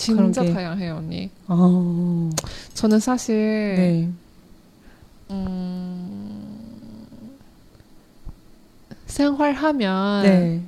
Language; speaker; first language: Korean; non-native, learner; Chinese